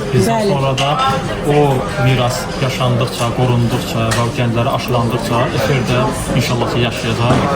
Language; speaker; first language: Azerbaijani; native; Azerbaijani